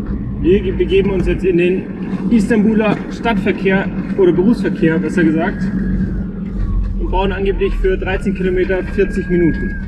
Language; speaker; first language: German; native; German